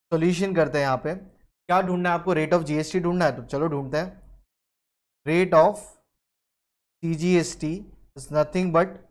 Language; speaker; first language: Hindi; native; Hindi